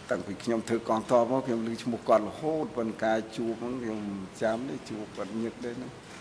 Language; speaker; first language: Khmer; native; Khmer